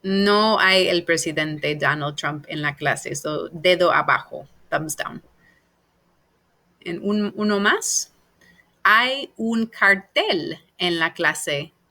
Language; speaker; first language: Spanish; non-native, fluent; English